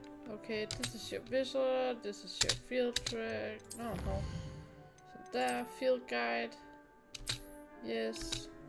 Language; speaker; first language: English; non-native, fluent; Danish